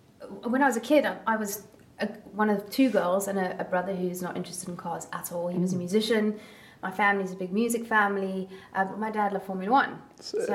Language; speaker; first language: English; native; English